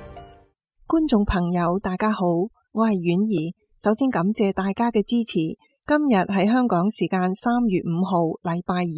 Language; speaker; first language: Chinese; non-native, local second language; Cantonese